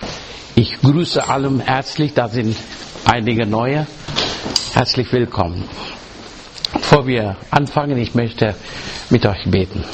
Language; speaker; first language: German; non-native, learner; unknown